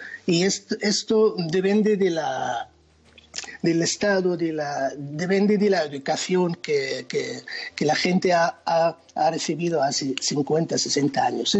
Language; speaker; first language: Spanish; non-native, fluent; Arabic